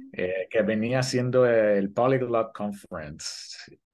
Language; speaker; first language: Spanish; early bilingual, heritage; Spanish